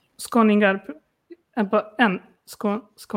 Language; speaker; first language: Swedish; non-native, learner; Polish